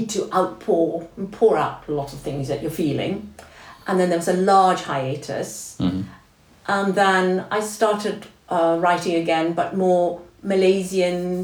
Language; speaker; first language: English; non-native, local second language; Tamil